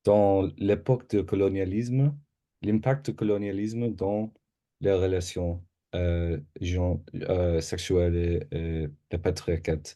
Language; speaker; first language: French; non-native, learner; English